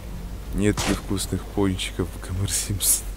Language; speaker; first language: Russian; native; Russian